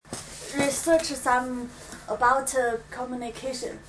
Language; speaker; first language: English; non-native, learner; Chinese